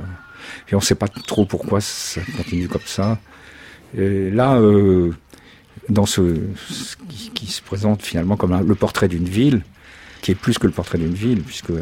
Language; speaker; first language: French; native; French